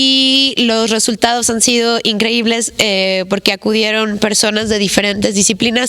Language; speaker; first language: Spanish; native; Spanish